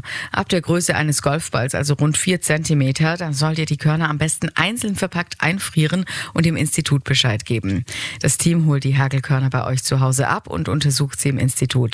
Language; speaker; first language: German; native; German